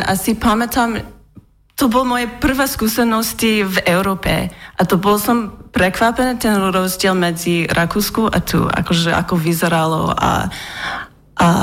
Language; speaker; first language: Slovak; non-native, learner; English